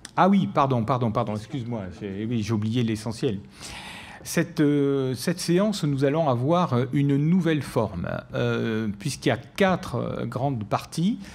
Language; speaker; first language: French; native; French